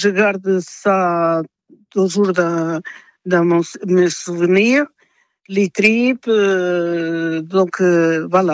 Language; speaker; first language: French; non-native, fluent; Portuguese